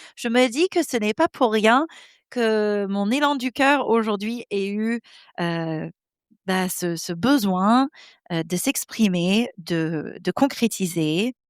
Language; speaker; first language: French; non-native, fluent; English